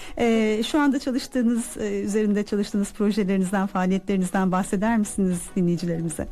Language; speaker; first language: Turkish; native; Turkish